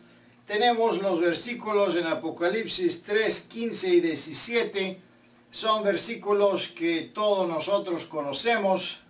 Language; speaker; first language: Spanish; non-native, fluent; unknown